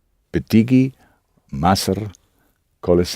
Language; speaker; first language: Arabic; non-native, learner; English